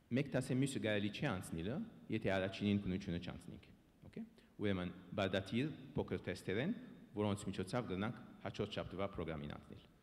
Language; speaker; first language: Armenian; early bilingual, heritage; Armenian